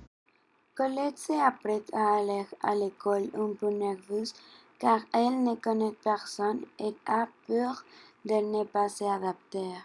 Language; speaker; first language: French; non-native, learner; Spanish